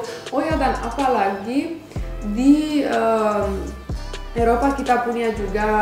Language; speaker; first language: Indonesian; non-native, fluent; Romanian